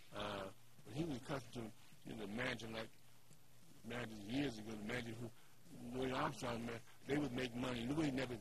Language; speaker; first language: English; native; English